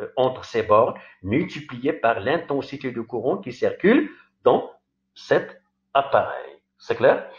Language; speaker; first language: French; non-native, local second language; Arabic